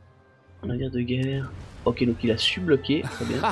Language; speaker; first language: French; native; French